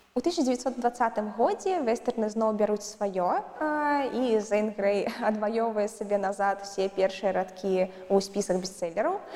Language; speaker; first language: Belarusian; non-native, local second language; Russian